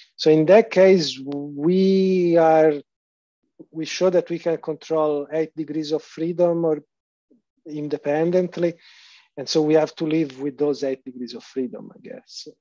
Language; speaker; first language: English; non-native, fluent; Italian